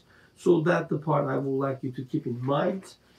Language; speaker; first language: English; non-native, fluent; Turkish